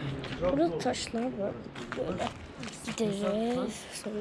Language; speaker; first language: Turkish; early bilingual, heritage; Turkish